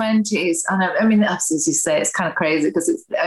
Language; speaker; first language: English; native; English